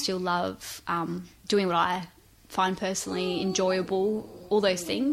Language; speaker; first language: English; native; English